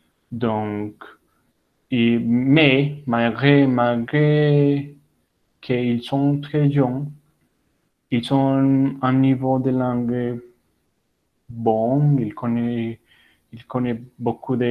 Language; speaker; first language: French; non-native, learner; Spanish